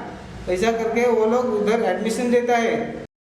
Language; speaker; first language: Hindi; non-native, local second language; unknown